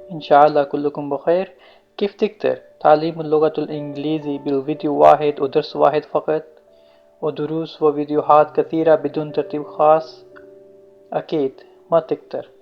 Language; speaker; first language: Arabic; non-native, learner; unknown